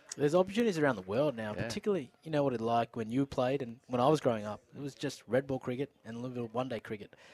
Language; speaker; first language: English; non-native, local second language; Urdu